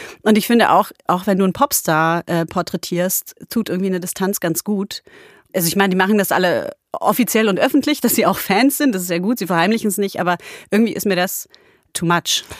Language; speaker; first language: German; early bilingual, other home language; Polish